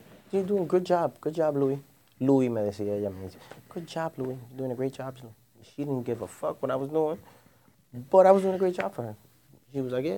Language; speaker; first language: English; early bilingual, other home language; Spanish